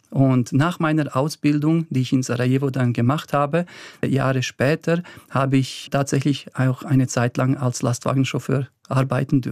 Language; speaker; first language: German; early bilingual, other home language; Bosnian